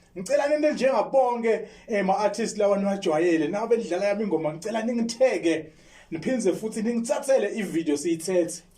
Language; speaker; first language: Zulu; non-native, local second language; Swati